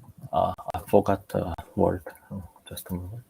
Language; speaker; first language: English; non-native, learner; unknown